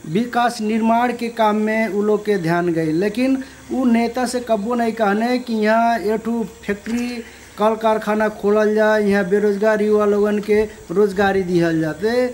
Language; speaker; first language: Bhojpuri; non-native, local second language; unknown